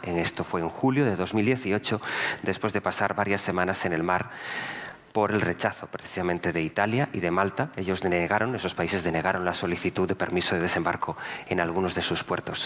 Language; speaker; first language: Spanish; native; Spanish